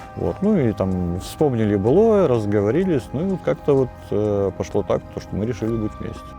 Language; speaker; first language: Russian; native; Russian